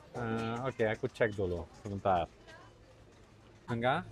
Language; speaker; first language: Indonesian; non-native, learner; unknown